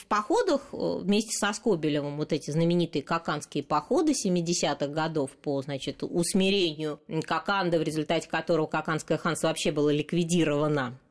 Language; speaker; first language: Russian; native; Russian